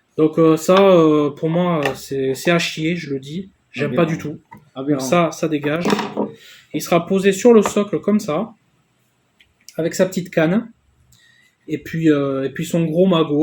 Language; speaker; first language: French; native; French